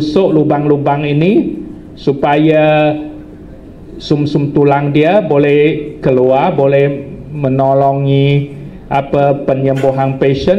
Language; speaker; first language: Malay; non-native, local second language; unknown